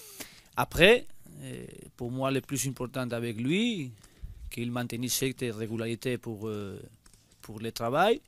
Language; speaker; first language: French; non-native, learner; Spanish